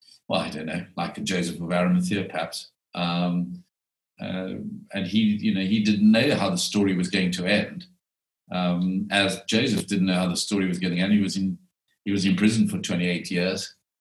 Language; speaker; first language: English; native; English